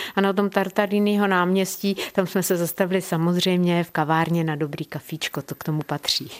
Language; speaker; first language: Czech; native; Czech